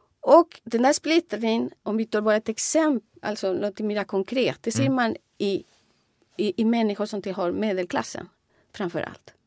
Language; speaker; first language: Swedish; non-native, fluent; Spanish